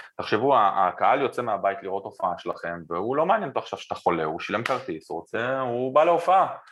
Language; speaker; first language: Hebrew; native; Hebrew